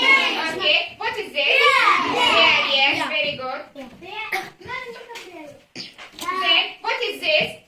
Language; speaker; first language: English; non-native, learner; Azerbaijani